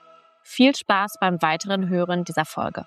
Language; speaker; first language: German; native; German